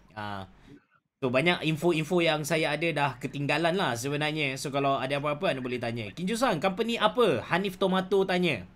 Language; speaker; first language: Malay; native; Malay